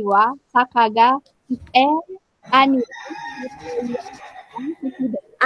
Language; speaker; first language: Japanese; non-native, learner; Indonesian